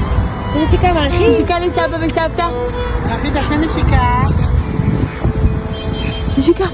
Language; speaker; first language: Hebrew; native; Hebrew